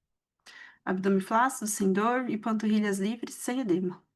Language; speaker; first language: Portuguese; native; Portuguese